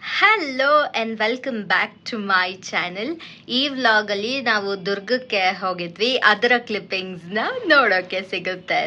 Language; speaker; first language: Kannada; native; Kannada